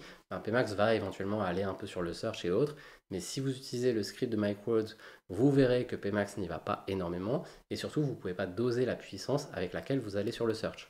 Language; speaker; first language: French; native; French